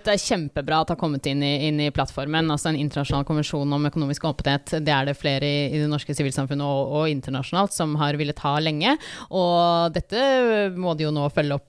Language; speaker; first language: Norwegian; native; Norwegian